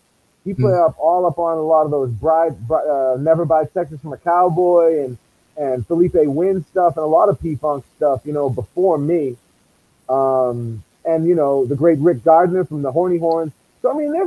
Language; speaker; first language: English; native; English